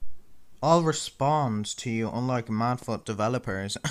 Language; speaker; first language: English; native; English